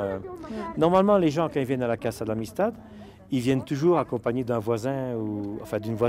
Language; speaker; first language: French; native; French